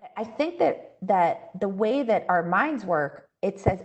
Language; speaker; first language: English; native; English